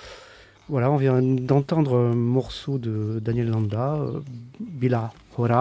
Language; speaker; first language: French; native; French